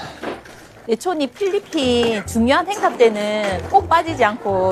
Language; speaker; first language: Korean; non-native, fluent; Filipino